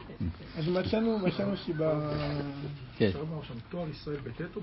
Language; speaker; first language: Hebrew; native; Hebrew